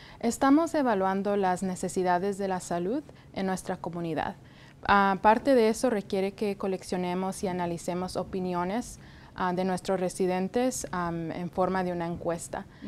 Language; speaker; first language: Spanish; early bilingual, heritage; Spanish